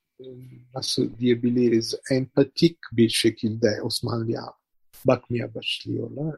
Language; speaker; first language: Turkish; non-native, fluent; Italian